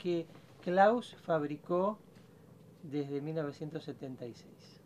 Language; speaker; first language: Spanish; native; Spanish